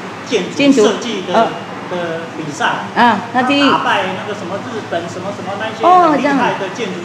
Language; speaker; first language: Chinese; native; Chinese